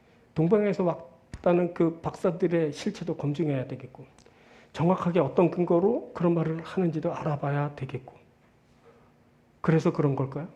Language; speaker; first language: Korean; native; Korean